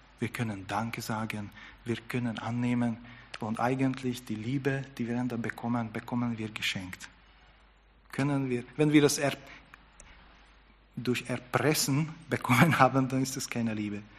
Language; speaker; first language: German; non-native, fluent; Hungarian